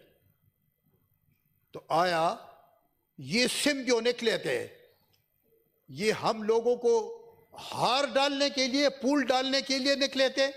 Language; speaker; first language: Urdu; non-native, local second language; Pashto